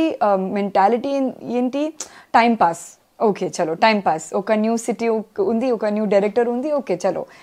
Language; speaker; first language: Telugu; non-native, learner; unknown